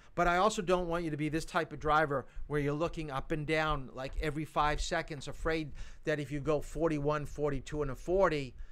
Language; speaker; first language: English; native; English